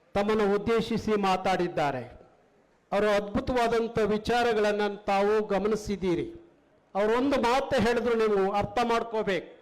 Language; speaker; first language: Kannada; native; Kannada